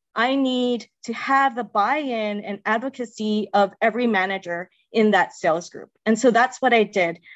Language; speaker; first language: English; native; English